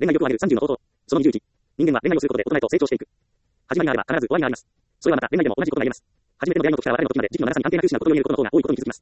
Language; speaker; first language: Japanese; native; Japanese